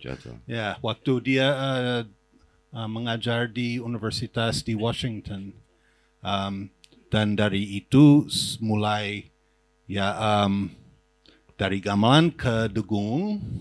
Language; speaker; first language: Indonesian; non-native, fluent; English